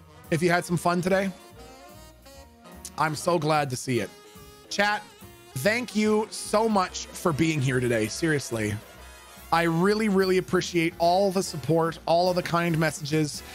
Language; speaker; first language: English; native; English